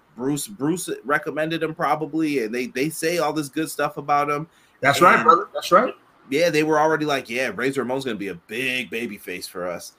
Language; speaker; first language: English; native; English